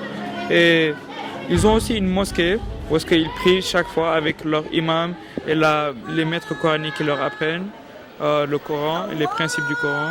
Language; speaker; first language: French; non-native, local second language; Wolof